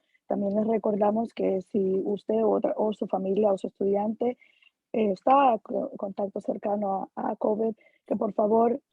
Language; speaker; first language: Spanish; native; Spanish